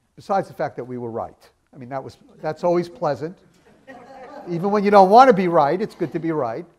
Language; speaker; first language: English; native; English